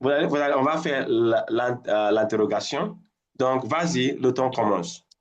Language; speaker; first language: French; non-native, fluent; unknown